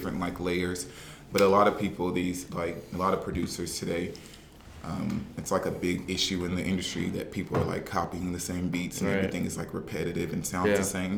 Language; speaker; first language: English; native; English